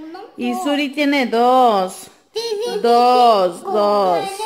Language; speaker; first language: Spanish; native; Spanish